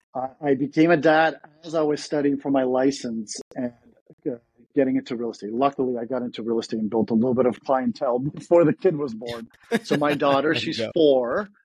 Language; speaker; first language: English; early bilingual, other home language; Russian